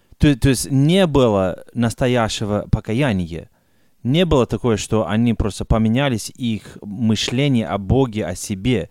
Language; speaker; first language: Russian; non-native, fluent; English